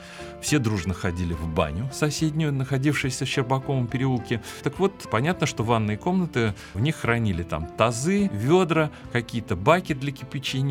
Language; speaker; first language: Russian; native; Russian